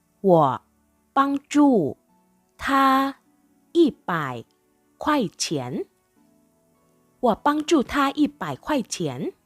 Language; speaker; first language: Chinese; non-native, learner; Thai